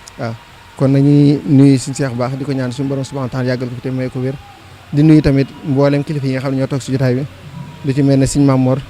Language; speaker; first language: Wolof; native; Wolof